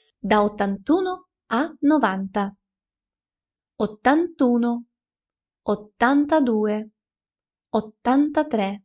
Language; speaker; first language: Italian; non-native, fluent; Ukrainian